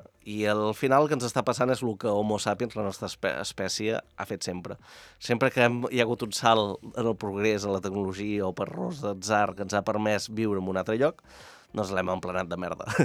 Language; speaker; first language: Catalan; native; Catalan